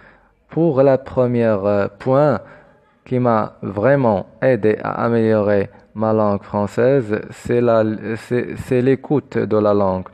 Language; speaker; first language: French; non-native, fluent; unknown